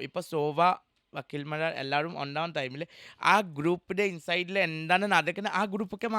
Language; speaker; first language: Malayalam; non-native, local second language; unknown